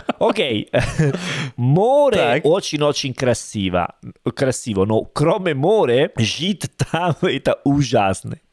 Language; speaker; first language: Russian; non-native, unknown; Italian